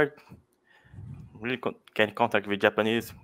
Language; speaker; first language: English; non-native, fluent; Portuguese